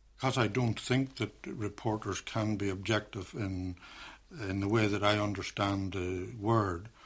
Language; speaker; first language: English; native; English